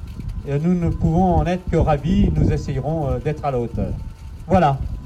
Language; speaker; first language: French; native; French